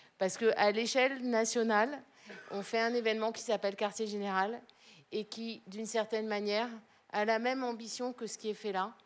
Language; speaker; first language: French; native; French